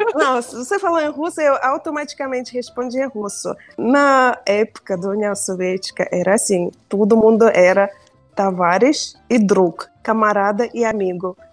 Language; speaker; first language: Portuguese; non-native, fluent; Russian